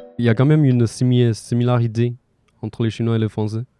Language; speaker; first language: French; non-native, fluent; Chinese